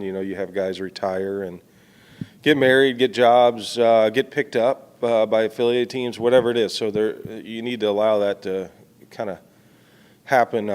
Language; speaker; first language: English; native; English